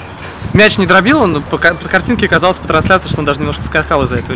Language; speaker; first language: Russian; native; Russian